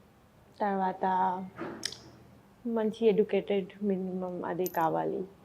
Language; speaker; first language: Telugu; non-native, learner; Bangla